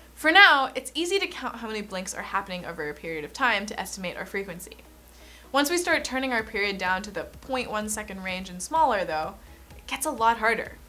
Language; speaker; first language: English; native; English